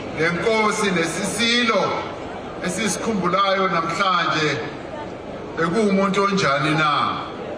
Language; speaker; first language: Zulu; non-native, local second language; Venda